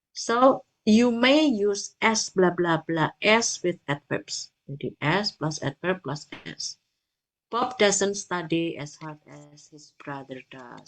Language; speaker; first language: English; non-native, fluent; Indonesian